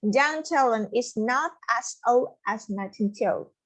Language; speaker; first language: English; non-native, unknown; Vietnamese